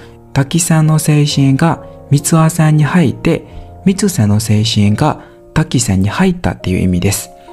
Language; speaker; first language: Japanese; non-native, learner; Burmese